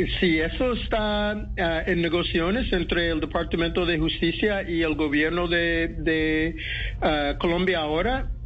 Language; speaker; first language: Spanish; non-native, fluent; English